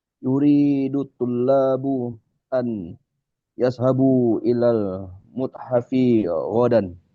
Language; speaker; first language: Arabic; non-native, learner; Indonesian